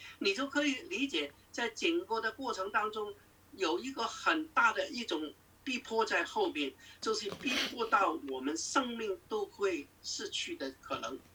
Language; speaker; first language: Chinese; non-native, local second language; Cantonese